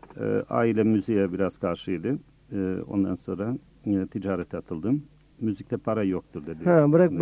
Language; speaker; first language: Turkish; early bilingual, other home language; Bosnian